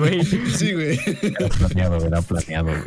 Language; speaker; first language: Spanish; native; Spanish